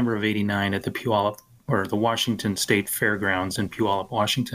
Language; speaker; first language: English; native; English